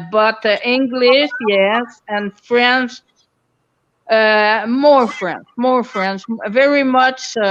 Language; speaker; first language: English; non-native, local second language; French